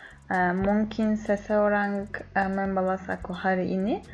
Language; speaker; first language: Indonesian; non-native, learner; Turkish